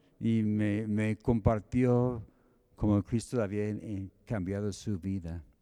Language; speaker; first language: Spanish; non-native, fluent; English